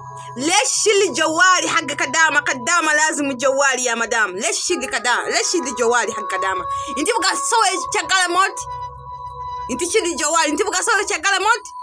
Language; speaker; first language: Arabic; non-native, learner; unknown